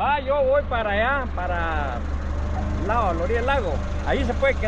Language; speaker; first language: Spanish; native; Spanish